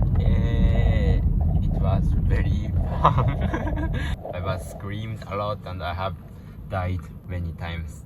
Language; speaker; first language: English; non-native, learner; Japanese